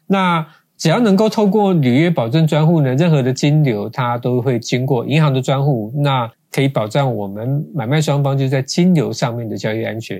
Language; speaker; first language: Chinese; native; Chinese